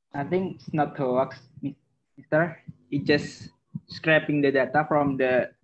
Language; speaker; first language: English; non-native, learner; Indonesian